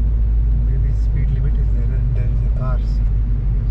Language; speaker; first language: English; non-native, fluent; Hindi